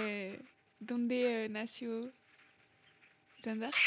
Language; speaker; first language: Spanish; non-native, learner; French